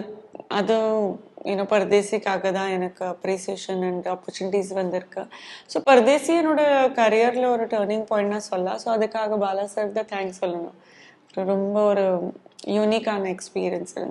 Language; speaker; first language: Tamil; non-native, local second language; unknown